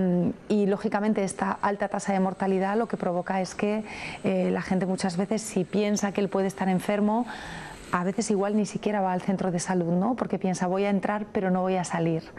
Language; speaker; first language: Spanish; native; Spanish